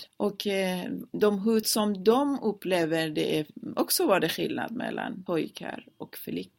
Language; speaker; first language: Swedish; non-native, fluent; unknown